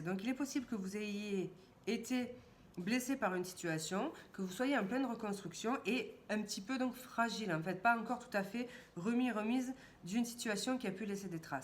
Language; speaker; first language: French; native; French